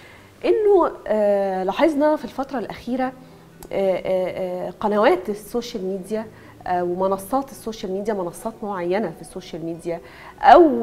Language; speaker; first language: Arabic; native; Arabic